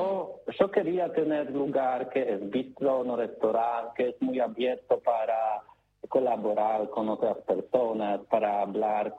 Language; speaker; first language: Spanish; non-native, learner; Polish